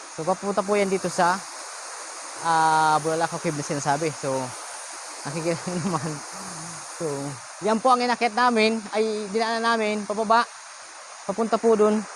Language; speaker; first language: Filipino; non-native, local second language; Bikol